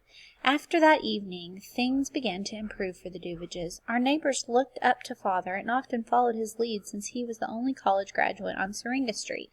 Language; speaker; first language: English; native; English